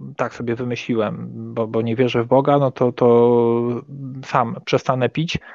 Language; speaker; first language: Polish; native; Polish